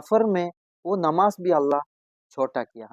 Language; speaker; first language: Hindi; non-native, local second language; Malayalam